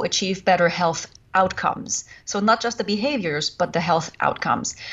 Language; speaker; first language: English; non-native, fluent; French